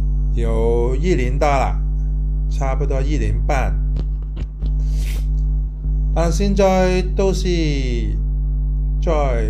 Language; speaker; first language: Chinese; non-native, local second language; Cantonese